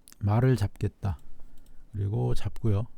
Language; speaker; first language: Korean; native; Korean